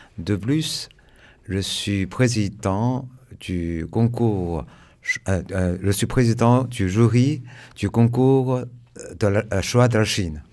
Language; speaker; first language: French; non-native, fluent; Chinese